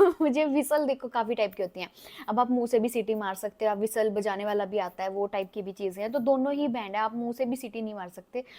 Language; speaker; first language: Hindi; native; Hindi